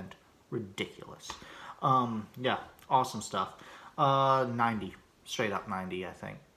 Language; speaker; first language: English; native; English